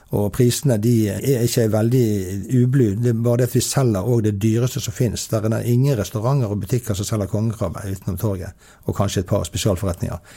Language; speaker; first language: Norwegian; native; Norwegian